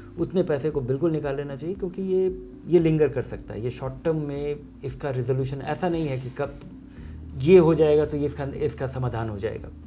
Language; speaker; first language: Hindi; native; Hindi